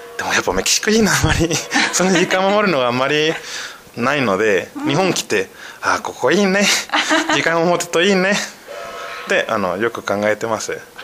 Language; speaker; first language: Japanese; non-native, fluent; Spanish